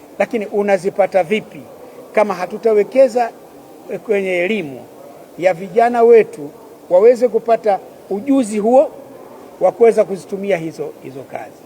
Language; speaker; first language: Swahili; native; Swahili